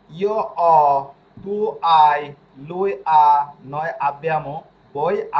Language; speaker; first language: Italian; non-native, fluent; Bangla